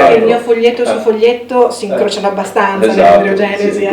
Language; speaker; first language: Italian; native; Italian